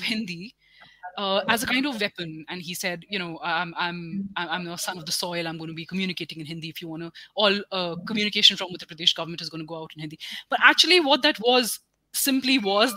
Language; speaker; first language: English; non-native, local second language; Hindi